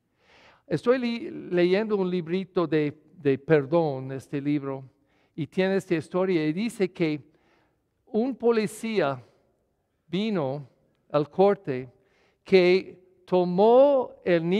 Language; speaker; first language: Spanish; non-native, fluent; English